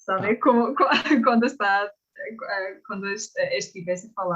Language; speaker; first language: Portuguese; non-native, learner; English